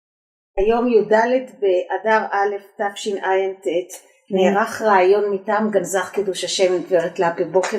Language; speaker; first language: Hebrew; native; Hebrew